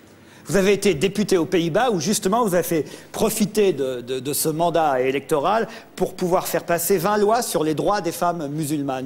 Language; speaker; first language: French; native; French